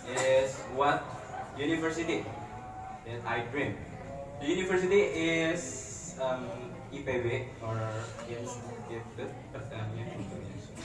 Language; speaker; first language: English; non-native, learner; Indonesian